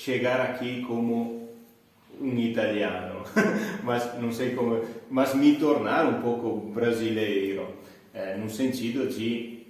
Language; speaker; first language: Portuguese; non-native, fluent; Italian